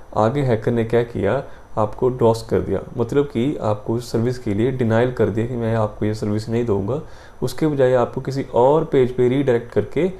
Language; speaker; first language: Hindi; non-native, local second language; Punjabi